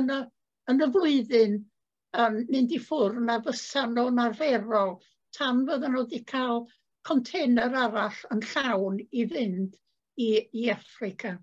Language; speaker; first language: Welsh; native; Welsh